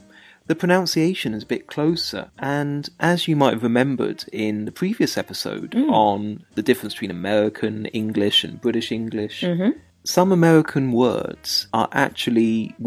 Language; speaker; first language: English; native; English